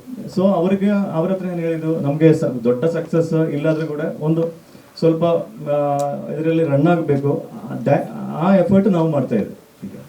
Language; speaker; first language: Kannada; non-native, local second language; Malayalam